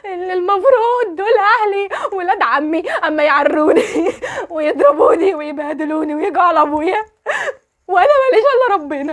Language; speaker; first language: Arabic; native; Arabic